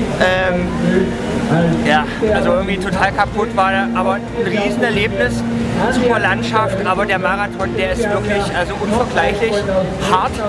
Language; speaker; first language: German; native; German